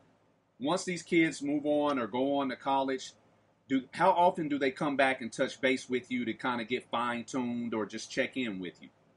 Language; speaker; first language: English; native; English